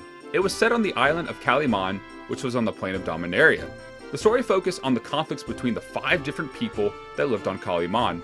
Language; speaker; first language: English; native; English